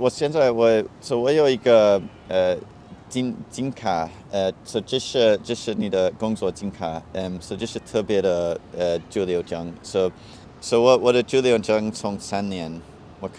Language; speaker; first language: Chinese; non-native, learner; English